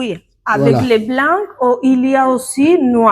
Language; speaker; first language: French; non-native, fluent; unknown